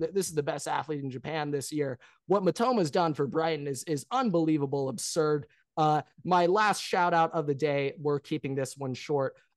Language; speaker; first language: English; native; English